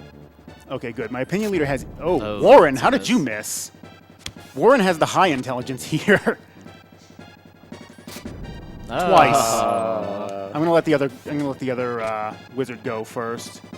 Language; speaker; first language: English; native; English